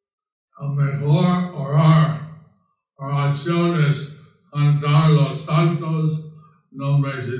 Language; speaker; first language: Spanish; non-native, learner; English